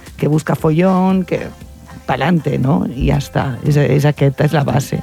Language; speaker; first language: Catalan; non-native, local second language; Spanish